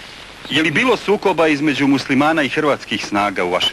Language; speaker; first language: Croatian; native; Croatian